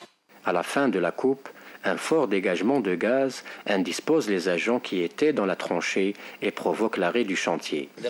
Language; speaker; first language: French; non-native, local second language; Arabic